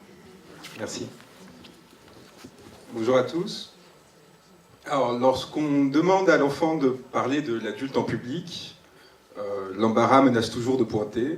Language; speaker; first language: French; native; French